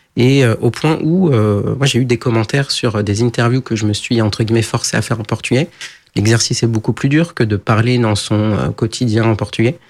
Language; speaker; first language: French; early bilingual, other home language; Portuguese